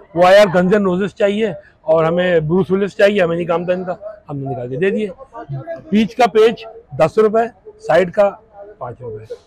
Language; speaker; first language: Urdu; native; Urdu